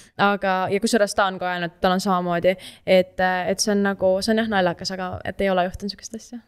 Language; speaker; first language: Estonian; native; Estonian